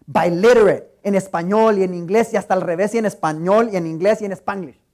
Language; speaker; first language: Spanish; early bilingual, heritage; Spanish